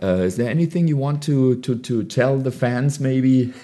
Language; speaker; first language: English; non-native, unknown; German